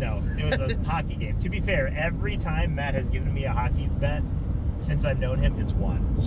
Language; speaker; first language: English; native; English